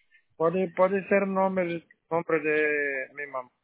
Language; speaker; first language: Spanish; non-native, learner; Portuguese